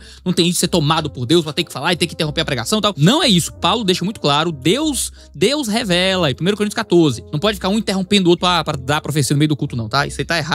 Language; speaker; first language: Portuguese; native; Portuguese